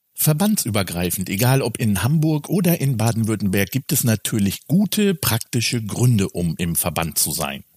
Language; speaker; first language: German; native; German